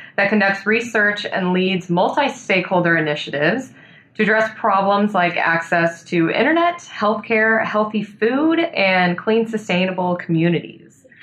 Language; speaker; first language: English; native; English